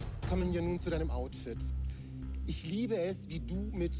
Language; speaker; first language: German; native; German